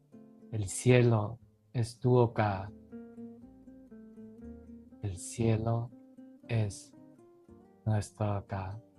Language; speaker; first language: Spanish; non-native, fluent; German